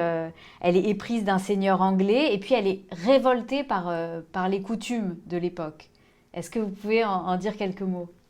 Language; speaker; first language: French; native; French